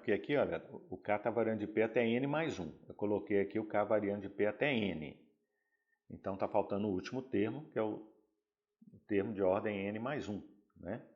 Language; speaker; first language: Portuguese; native; Portuguese